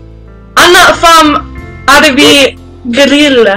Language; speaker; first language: Arabic; non-native, learner; English